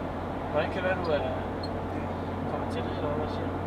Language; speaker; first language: Danish; native; Danish